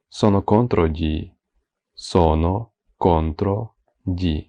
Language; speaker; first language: Italian; non-native, fluent; Ukrainian